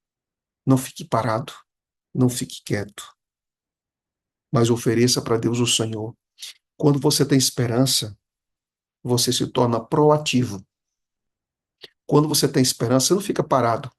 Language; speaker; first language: Portuguese; native; Portuguese